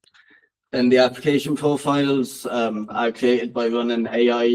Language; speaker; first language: English; native; English